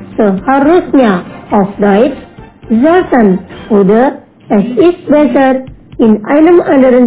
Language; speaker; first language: German; non-native, fluent; Indonesian